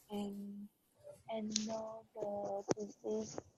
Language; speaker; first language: English; non-native, learner; Vietnamese